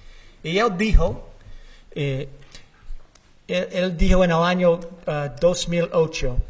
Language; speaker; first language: Spanish; non-native, learner; English